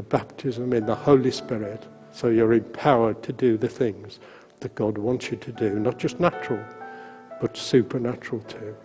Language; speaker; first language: English; native; English